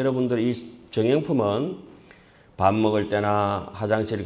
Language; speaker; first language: Korean; native; Korean